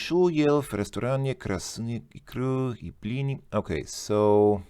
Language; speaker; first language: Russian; non-native, learner; English